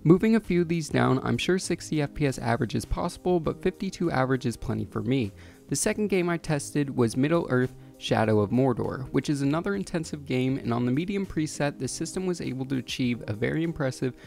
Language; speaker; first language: English; native; English